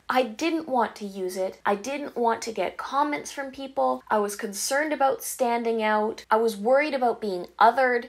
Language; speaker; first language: English; native; English